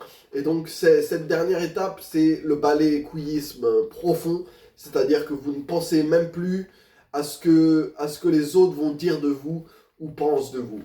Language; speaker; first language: French; native; French